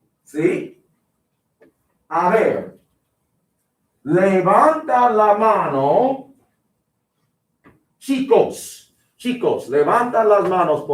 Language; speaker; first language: Spanish; non-native, fluent; English